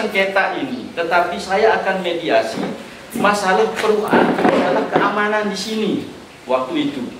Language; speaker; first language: Indonesian; non-native, local second language; Sasak